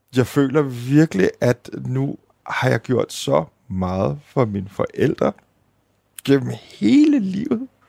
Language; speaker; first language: Danish; early bilingual, other home language; Indonesian